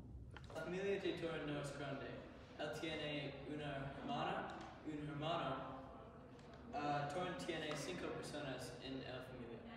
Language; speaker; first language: Spanish; non-native, learner; English